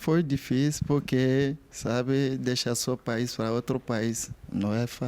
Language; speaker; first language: Portuguese; non-native, learner; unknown